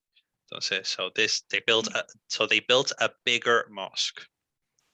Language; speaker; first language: English; non-native, fluent; Spanish